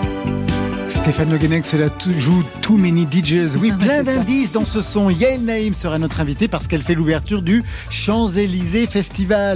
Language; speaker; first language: French; native; French